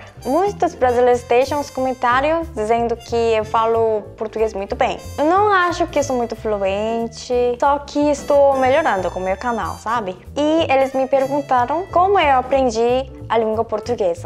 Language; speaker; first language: Portuguese; non-native, fluent; Korean